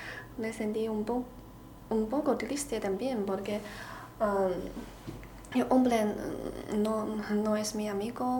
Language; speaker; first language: Spanish; non-native, learner; Chinese